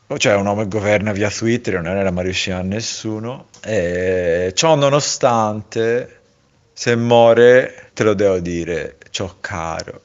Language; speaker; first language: Italian; native; Italian